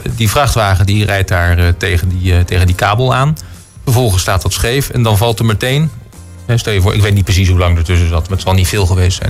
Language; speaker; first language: Dutch; native; Dutch